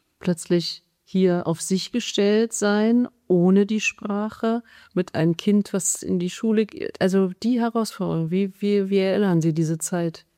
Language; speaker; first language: German; native; German